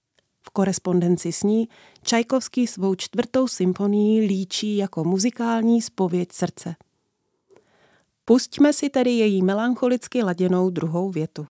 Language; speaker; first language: Czech; native; Czech